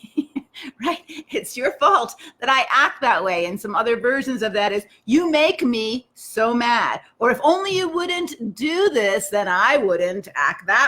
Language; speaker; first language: English; native; English